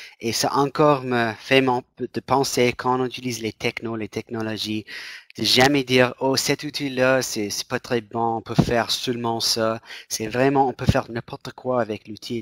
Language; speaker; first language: French; non-native, fluent; English